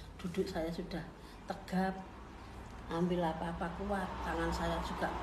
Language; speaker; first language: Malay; non-native, local second language; Javanese